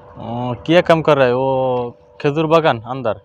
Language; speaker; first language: Hindi; non-native, learner; Bangla